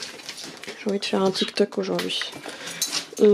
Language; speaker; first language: French; native; French